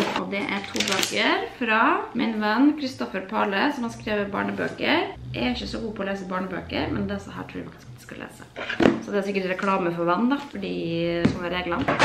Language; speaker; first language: Norwegian; native; Norwegian